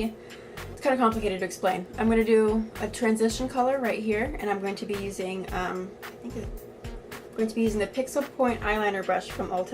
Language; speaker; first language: English; native; English